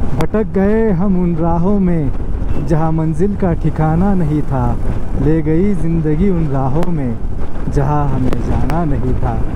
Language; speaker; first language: Hindi; non-native, local second language; Marathi